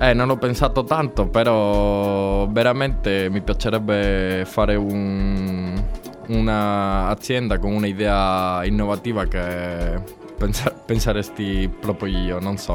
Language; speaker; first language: Italian; non-native, learner; Spanish